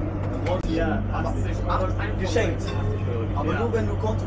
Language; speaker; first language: German; non-native, learner; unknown